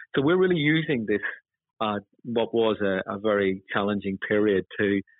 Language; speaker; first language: English; native; English